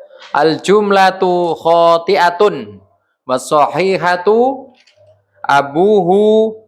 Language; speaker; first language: Arabic; non-native, learner; Indonesian